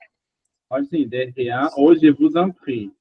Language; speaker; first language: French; non-native, fluent; Portuguese